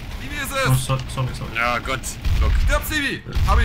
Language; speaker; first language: German; native; German